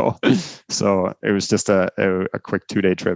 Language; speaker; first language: English; non-native, fluent; German